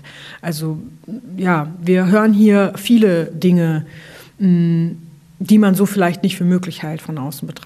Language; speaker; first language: German; native; German